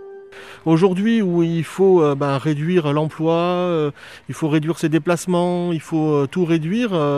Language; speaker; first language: French; native; French